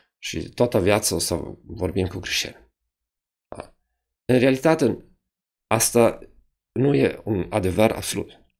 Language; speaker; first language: Romanian; non-native, fluent; German